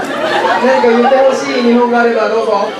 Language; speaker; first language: Japanese; native; Japanese